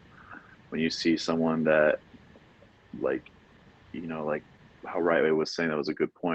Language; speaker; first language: English; native; English